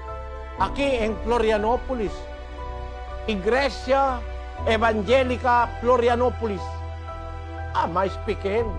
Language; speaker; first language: Portuguese; non-native, local second language; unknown